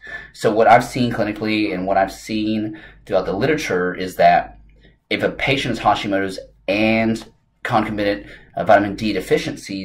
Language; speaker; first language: English; native; English